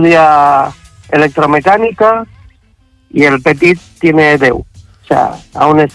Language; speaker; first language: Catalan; non-native, local second language; Spanish